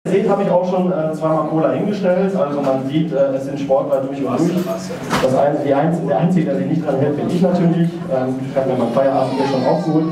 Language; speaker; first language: German; native; German